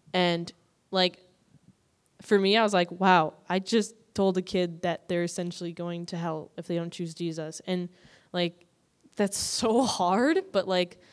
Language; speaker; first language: English; native; English